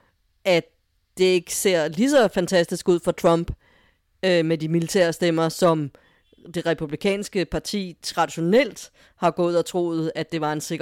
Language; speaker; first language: Danish; native; Danish